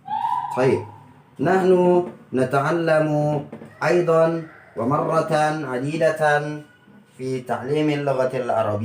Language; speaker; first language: Arabic; non-native, learner; Indonesian